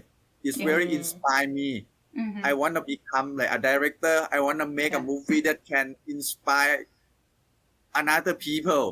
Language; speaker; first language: English; non-native, learner; Thai